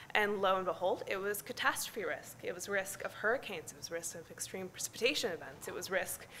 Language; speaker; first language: English; native; English